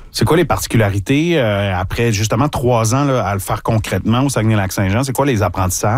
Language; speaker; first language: French; native; French